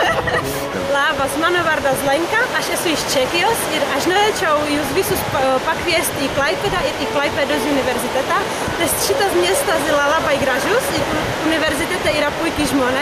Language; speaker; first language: Lithuanian; non-native, learner; Czech